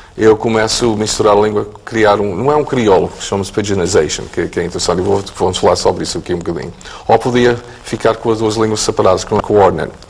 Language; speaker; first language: Portuguese; early bilingual, heritage; English